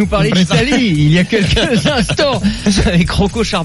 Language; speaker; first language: French; native; French